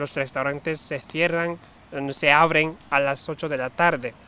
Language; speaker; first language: Spanish; non-native, fluent; Turkish